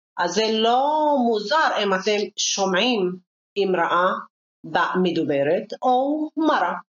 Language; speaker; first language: Hebrew; non-native, local second language; Arabic